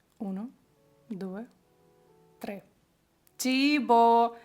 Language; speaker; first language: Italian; non-native, fluent; Ukrainian